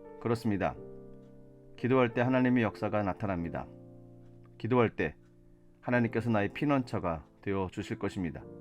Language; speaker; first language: Korean; native; Korean